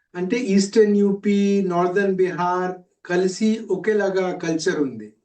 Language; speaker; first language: Telugu; non-native, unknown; Hindi